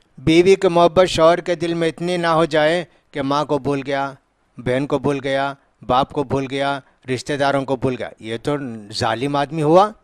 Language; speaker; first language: Urdu; native; Urdu